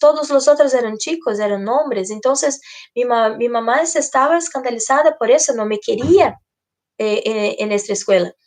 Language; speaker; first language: Spanish; non-native, fluent; Portuguese